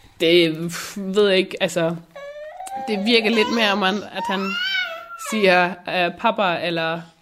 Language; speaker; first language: Danish; non-native, local second language; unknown